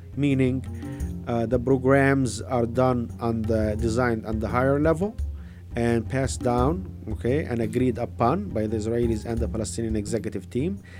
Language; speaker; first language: English; non-native, fluent; Arabic